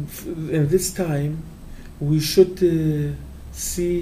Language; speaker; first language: English; non-native, learner; Kurdish